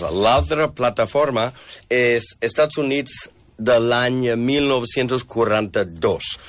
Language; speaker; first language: Catalan; non-native, fluent; English